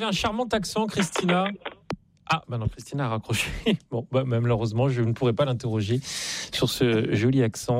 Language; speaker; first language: French; native; French